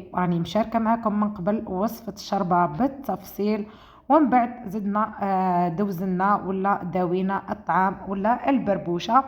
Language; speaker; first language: Arabic; native; Arabic